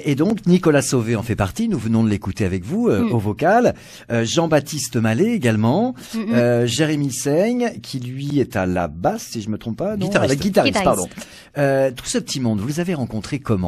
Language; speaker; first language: French; native; French